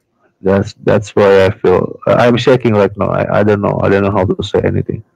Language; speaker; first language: English; non-native, learner; Indonesian